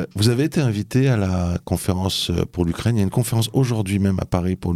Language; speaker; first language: French; native; French